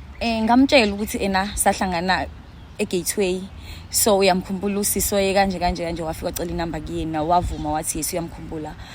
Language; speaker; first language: Zulu; native; Zulu